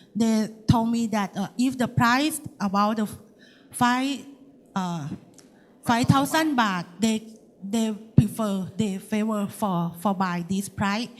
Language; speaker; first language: English; non-native, learner; Thai